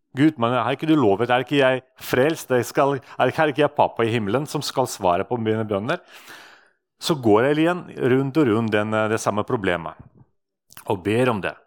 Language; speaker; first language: Norwegian; non-native, fluent; Russian